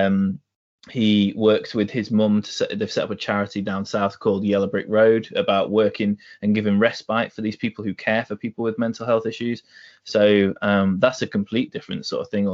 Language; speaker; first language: English; native; English